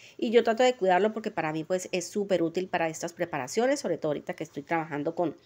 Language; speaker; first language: Spanish; native; Spanish